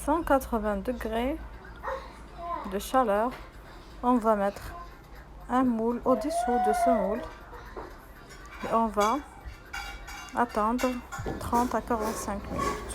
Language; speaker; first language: French; non-native, local second language; Arabic